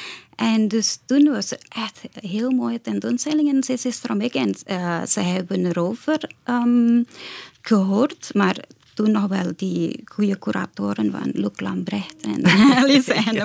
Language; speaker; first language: Dutch; non-native, fluent; Indonesian